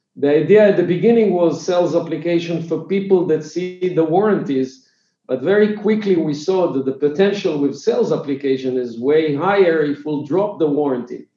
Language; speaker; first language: English; non-native, fluent; Hebrew